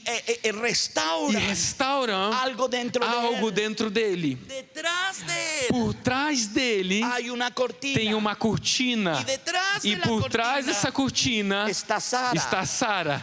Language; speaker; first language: Portuguese; non-native, fluent; Spanish